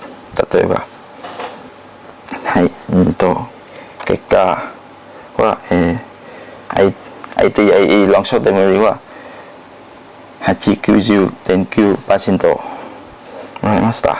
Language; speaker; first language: Japanese; non-native, learner; Thai